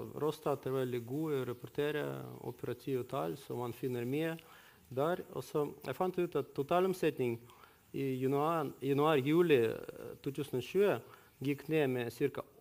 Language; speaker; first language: Norwegian; non-native, fluent; Russian